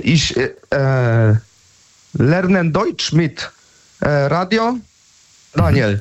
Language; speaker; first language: German; non-native, learner; Polish